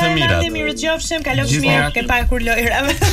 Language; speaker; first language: Albanian; native; Albanian